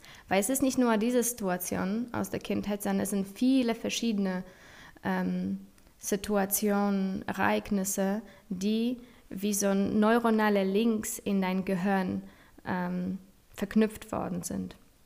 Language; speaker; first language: German; non-native, fluent; Polish